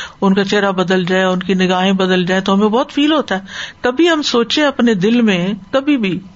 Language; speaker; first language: Urdu; native; Urdu